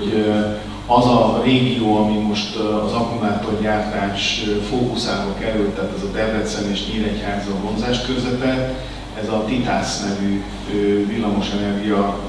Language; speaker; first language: Hungarian; native; Hungarian